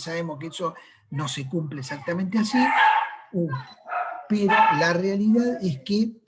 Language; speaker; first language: Spanish; native; Spanish